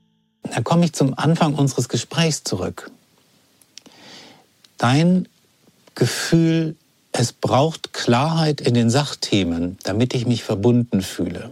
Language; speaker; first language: German; native; German